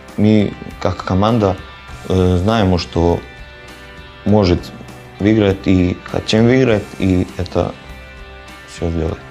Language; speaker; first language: Russian; non-native, learner; Serbian